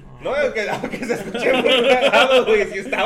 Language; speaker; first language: Spanish; native; Spanish